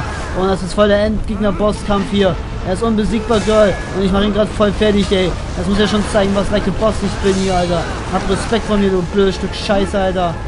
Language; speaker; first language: German; native; German